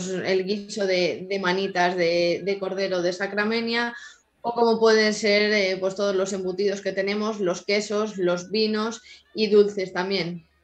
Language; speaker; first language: Spanish; native; Spanish